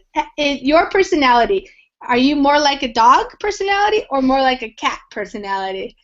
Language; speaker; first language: English; non-native, fluent; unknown